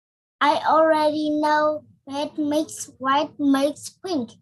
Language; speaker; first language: English; non-native, learner; Vietnamese